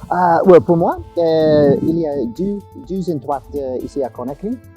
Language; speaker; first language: French; non-native, fluent; English